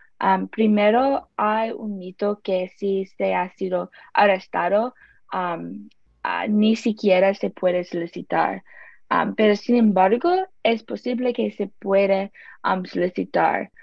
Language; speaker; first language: Spanish; non-native, learner; English